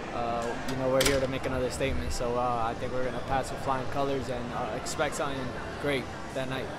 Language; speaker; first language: English; native; English